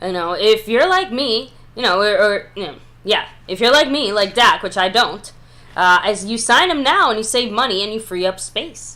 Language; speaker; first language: English; native; English